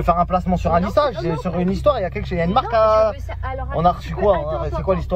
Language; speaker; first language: French; native; French